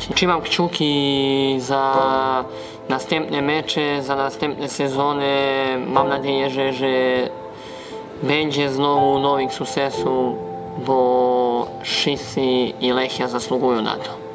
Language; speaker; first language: Polish; non-native, fluent; Serbian